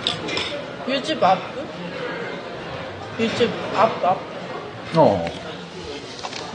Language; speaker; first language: Korean; non-native, learner; Japanese